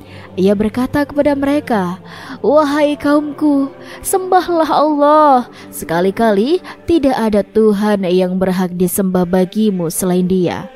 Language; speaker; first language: Indonesian; native; Indonesian